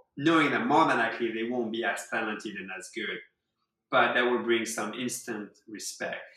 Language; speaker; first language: English; non-native, fluent; French